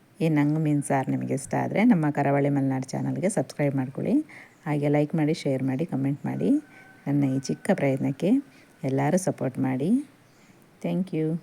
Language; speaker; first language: Kannada; native; Kannada